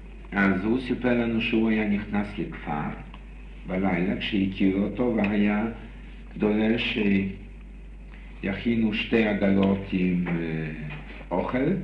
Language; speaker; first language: Hebrew; non-native, fluent; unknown